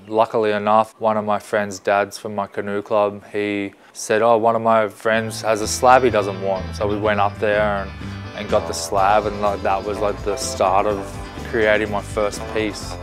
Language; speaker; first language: English; native; English